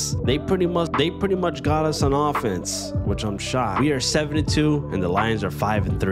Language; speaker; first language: English; native; English